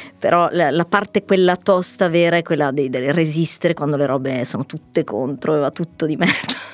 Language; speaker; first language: Italian; native; Italian